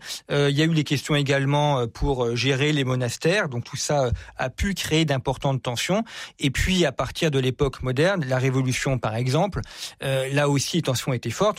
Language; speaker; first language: French; native; French